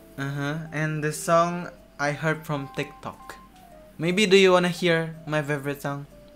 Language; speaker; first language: English; non-native, learner; Indonesian